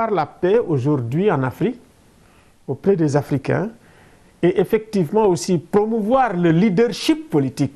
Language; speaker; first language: French; non-native, local second language; Wolof